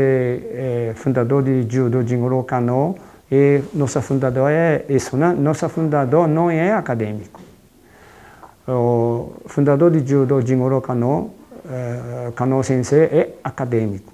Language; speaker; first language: Portuguese; non-native, fluent; Japanese